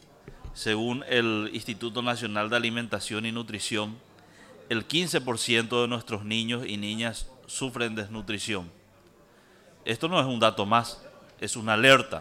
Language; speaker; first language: Spanish; native; Spanish